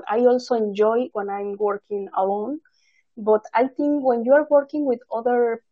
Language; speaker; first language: English; non-native, fluent; Spanish